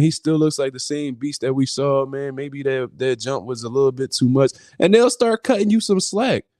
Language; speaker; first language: English; native; English